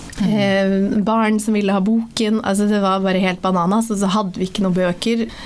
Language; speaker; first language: Norwegian; early bilingual, other home language; Somali